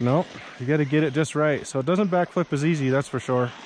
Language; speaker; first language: English; native; English